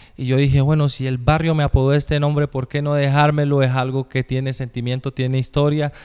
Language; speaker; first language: Spanish; native; Spanish